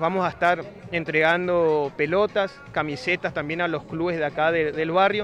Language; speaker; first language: Spanish; native; Spanish